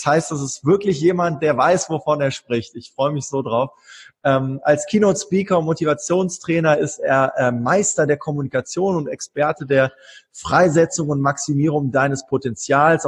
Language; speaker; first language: German; native; German